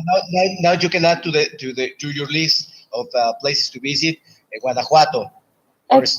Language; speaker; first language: English; non-native, fluent; Spanish